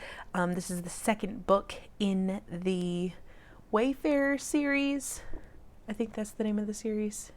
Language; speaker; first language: English; native; English